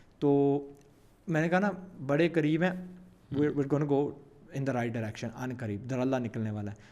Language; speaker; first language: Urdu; early bilingual, heritage; Urdu